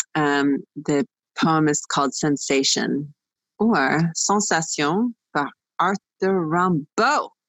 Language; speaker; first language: English; native; English